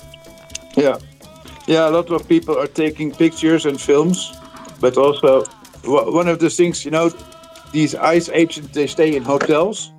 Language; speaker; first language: English; non-native, fluent; Dutch